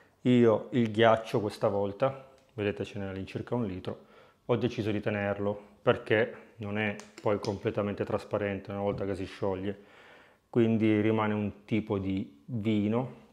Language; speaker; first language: Italian; native; Italian